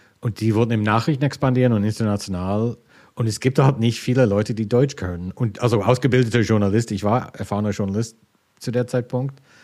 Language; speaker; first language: German; non-native, fluent; English